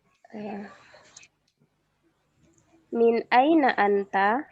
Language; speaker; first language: Arabic; non-native, learner; Indonesian